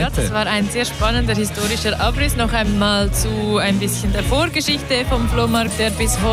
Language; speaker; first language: German; native; German